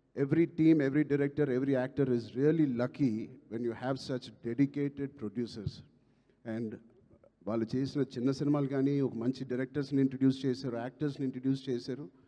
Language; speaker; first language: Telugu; native; Telugu